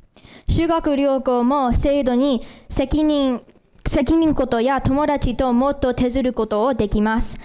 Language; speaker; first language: Japanese; non-native, learner; English